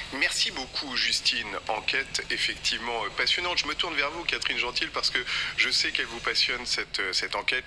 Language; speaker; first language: French; native; French